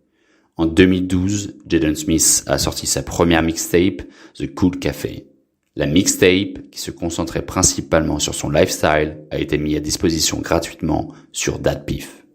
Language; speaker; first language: French; non-native, local second language; Haitian Creole